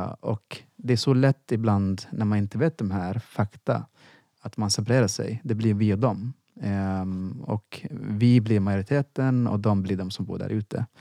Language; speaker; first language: Swedish; non-native, fluent; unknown